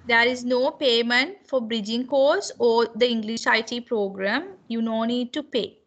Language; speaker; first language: English; non-native, local second language; Sinhala